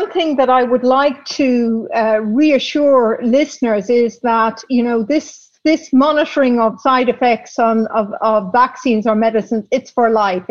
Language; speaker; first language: English; native; English